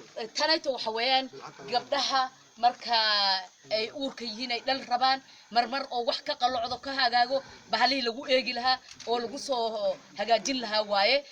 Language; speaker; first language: Somali; native; Somali